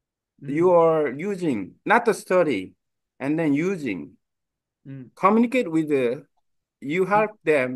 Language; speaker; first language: English; non-native, learner; Korean